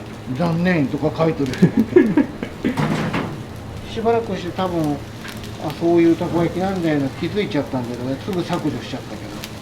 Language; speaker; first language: Japanese; native; Japanese